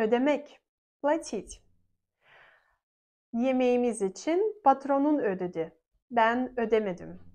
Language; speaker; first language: Turkish; non-native, fluent; Russian